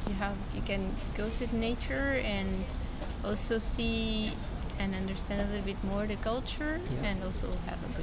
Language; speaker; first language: English; non-native, fluent; Portuguese